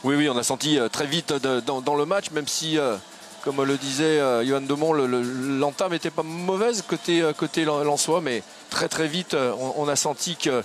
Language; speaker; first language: French; native; French